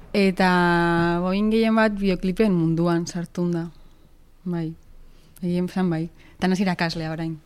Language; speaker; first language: Basque; native; Basque